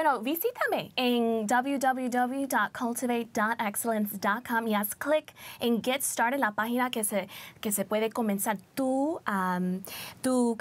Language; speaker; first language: Spanish; early bilingual, heritage; Spanish